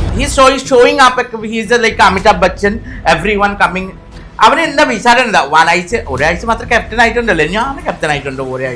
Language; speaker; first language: Malayalam; non-native, fluent; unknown